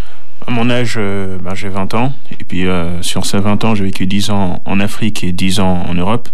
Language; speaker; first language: French; early bilingual, other home language; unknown